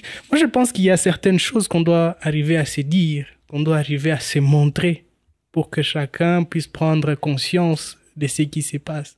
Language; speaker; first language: French; non-native, local second language; Swahili